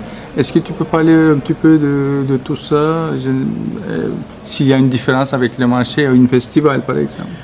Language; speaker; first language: French; non-native, fluent; Turkish